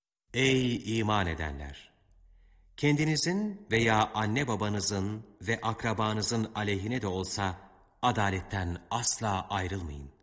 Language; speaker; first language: Turkish; native; Turkish